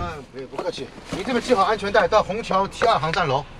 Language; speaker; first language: Chinese; native; Chinese